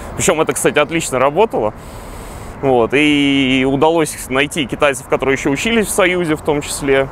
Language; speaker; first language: Russian; native; Russian